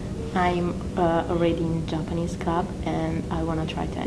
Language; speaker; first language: English; non-native, fluent; Italian